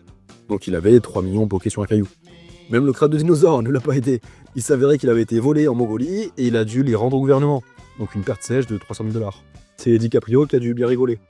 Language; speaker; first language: French; native; French